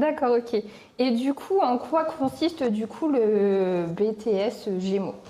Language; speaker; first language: French; native; French